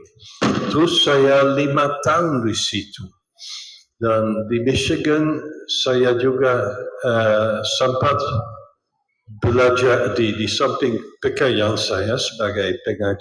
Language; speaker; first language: Indonesian; non-native, fluent; Dutch